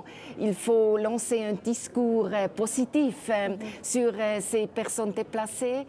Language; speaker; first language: French; non-native, local second language; German